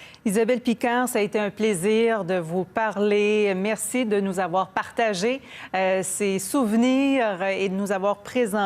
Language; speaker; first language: French; native; French